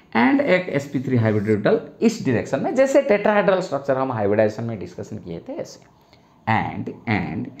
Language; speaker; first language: Hindi; non-native, local second language; Bangla